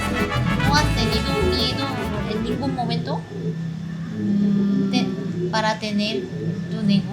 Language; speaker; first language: Spanish; non-native, fluent; Korean